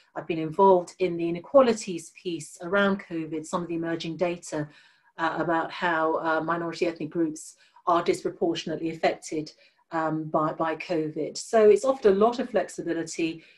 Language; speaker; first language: English; native; English